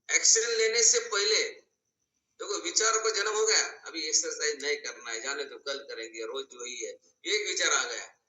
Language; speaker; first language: Hindi; non-native, local second language; Marathi